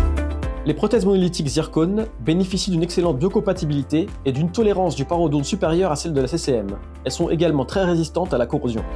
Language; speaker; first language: French; native; French